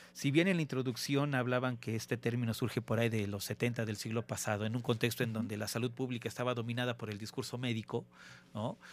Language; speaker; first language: Spanish; native; Spanish